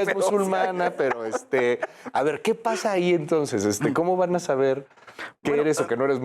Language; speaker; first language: Spanish; native; Spanish